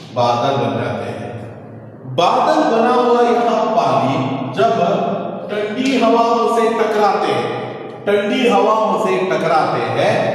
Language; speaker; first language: Hindi; non-native, local second language; Kannada